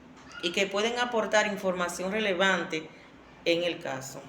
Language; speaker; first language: Spanish; native; Spanish